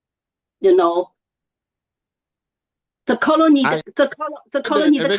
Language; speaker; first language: English; non-native, learner; Chinese